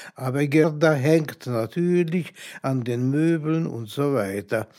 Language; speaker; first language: German; non-native, fluent; Hungarian